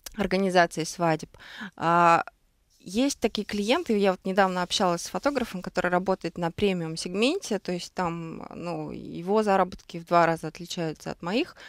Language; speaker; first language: Russian; native; Russian